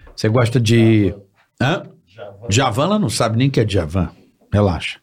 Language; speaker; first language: Portuguese; native; Portuguese